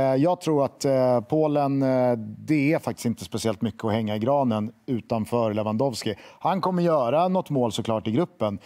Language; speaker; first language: Swedish; native; Swedish